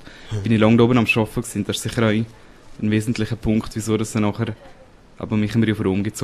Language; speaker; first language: German; native; German